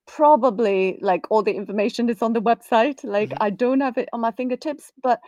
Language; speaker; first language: English; non-native, local second language; Cantonese